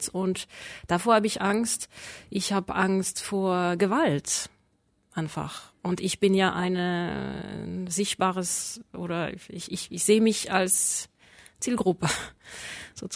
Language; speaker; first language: German; non-native, fluent; French